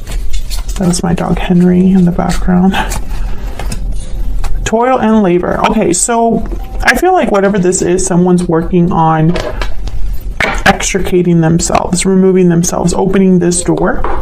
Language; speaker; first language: English; native; English